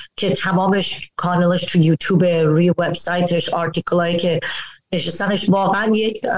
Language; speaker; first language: Persian; early bilingual, heritage; Persian